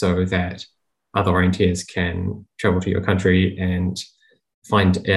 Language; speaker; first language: English; native; English